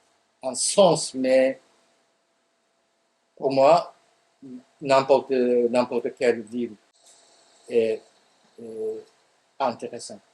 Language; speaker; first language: French; non-native, fluent; Japanese